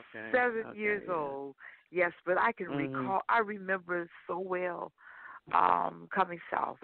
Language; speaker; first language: English; native; English